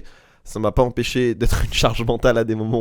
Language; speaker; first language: French; native; French